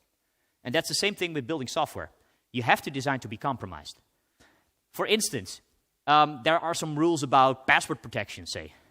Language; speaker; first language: English; non-native, fluent; Dutch